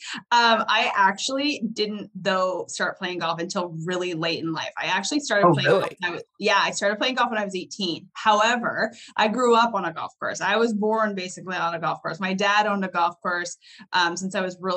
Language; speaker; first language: English; native; English